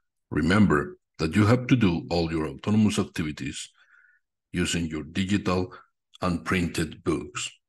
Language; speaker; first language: English; non-native, fluent; Spanish